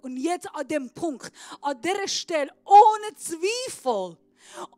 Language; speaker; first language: German; non-native, fluent; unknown